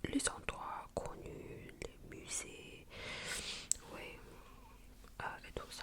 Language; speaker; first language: French; non-native, fluent; Japanese